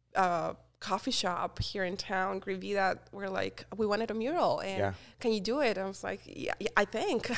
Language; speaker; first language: English; non-native, fluent; Spanish